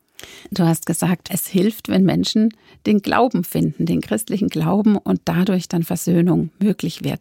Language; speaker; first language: German; native; German